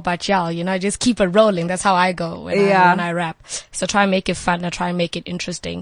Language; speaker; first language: English; non-native, local second language; Northern Sotho